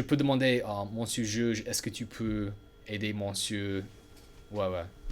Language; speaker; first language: French; non-native, learner; English